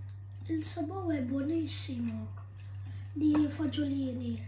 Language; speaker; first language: Italian; early bilingual, other home language; Filipino